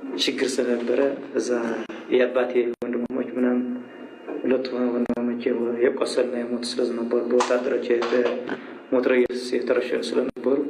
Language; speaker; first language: Amharic; non-native, local second language; Tigrinya